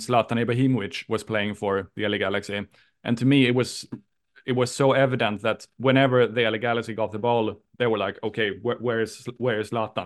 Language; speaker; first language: English; non-native, fluent; Swedish